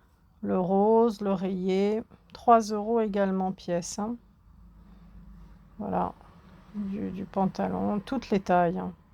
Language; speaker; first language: French; native; French